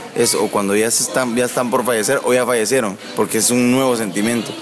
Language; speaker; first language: Spanish; native; Spanish